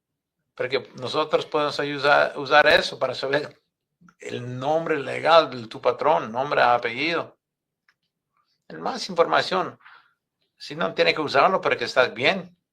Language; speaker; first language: Spanish; non-native, fluent; English